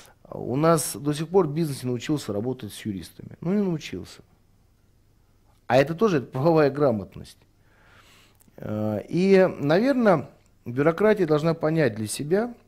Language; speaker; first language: Russian; native; Russian